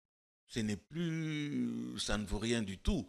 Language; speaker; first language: French; non-native, local second language; Lingala